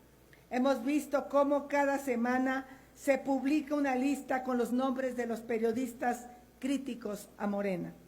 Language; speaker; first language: Spanish; native; Spanish